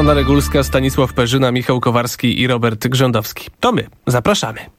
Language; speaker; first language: Polish; native; Polish